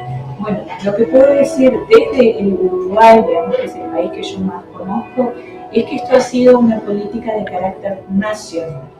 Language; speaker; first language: Spanish; native; Spanish